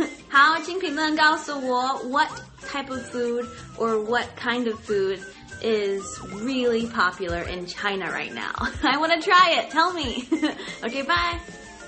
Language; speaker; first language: English; native; English